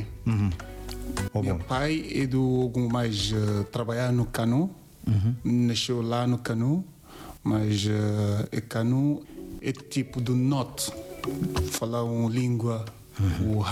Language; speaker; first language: Portuguese; non-native, learner; Yoruba